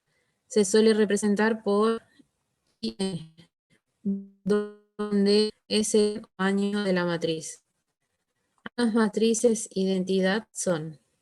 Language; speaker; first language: Spanish; native; Spanish